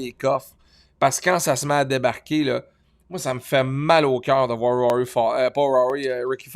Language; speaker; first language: French; native; French